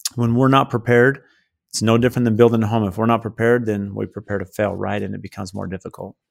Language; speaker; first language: English; native; English